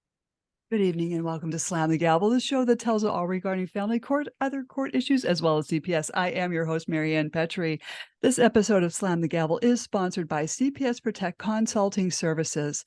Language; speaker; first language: English; native; English